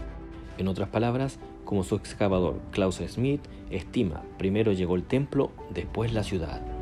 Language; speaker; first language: Spanish; native; Spanish